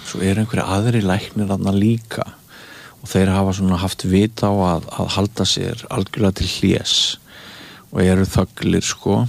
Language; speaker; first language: Icelandic; native; Icelandic